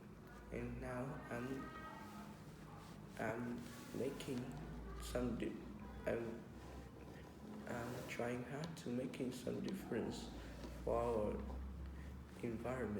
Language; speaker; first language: English; non-native, learner; Vietnamese